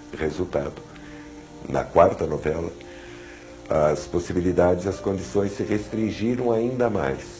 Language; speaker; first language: Portuguese; early bilingual, other home language; German